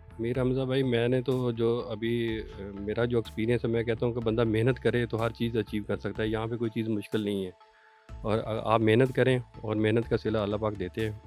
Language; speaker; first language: Urdu; non-native, local second language; Punjabi